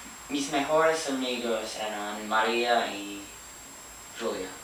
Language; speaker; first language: Spanish; non-native, learner; English